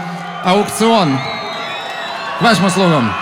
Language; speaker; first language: Russian; native; Russian